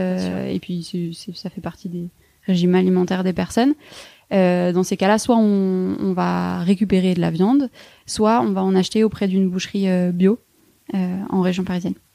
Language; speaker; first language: French; native; French